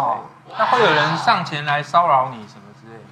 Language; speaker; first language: Chinese; native; Chinese